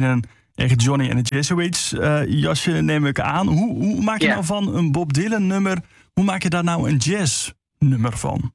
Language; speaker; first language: Dutch; native; Dutch